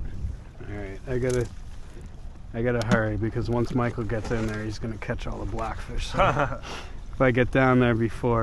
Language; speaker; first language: English; native; English